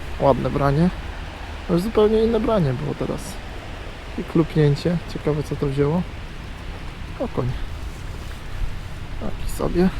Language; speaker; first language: Polish; native; Polish